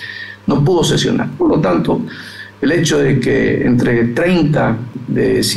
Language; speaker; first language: Spanish; native; Spanish